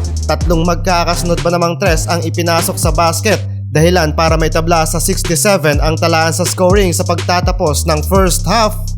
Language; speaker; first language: Filipino; native; Filipino